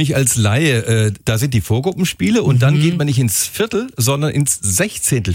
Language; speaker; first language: German; native; German